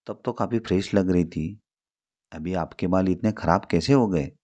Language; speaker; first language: Hindi; non-native, local second language; Marathi